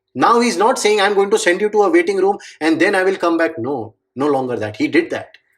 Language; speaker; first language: English; non-native, local second language; Marathi